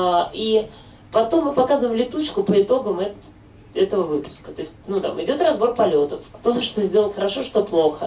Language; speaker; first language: Russian; native; Russian